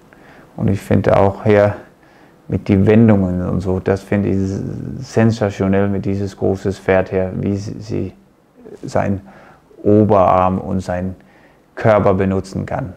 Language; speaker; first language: German; non-native, fluent; Danish